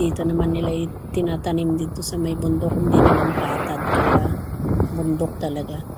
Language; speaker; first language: Filipino; non-native, local second language; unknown